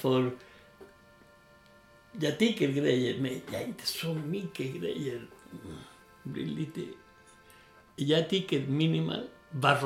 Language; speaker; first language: Swedish; non-native, learner; Spanish